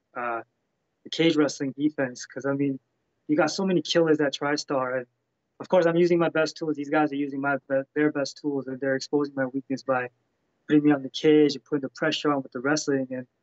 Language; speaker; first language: English; native; English